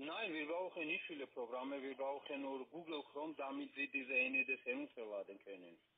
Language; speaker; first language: German; non-native, learner; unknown